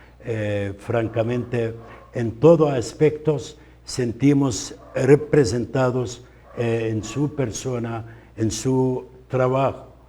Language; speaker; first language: Spanish; non-native, fluent; Arabic